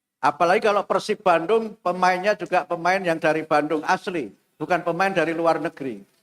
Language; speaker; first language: Indonesian; non-native, local second language; Javanese